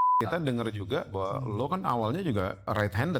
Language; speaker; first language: Indonesian; native; Indonesian